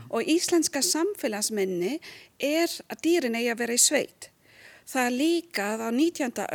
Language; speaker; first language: Icelandic; non-native, fluent; German